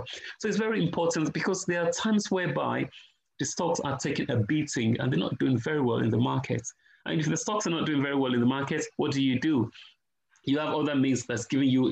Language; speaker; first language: English; non-native, local second language; Yoruba